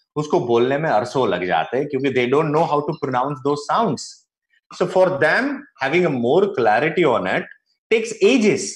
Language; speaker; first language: Hindi; non-native, local second language; Gujarati